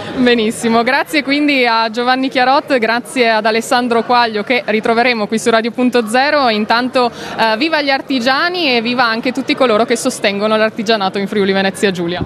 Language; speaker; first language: Italian; native; Italian